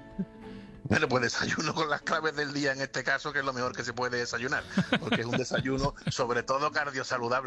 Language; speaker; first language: Spanish; native; Spanish